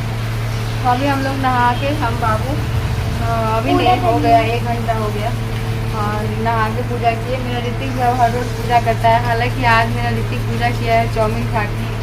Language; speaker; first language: Hindi; native; Hindi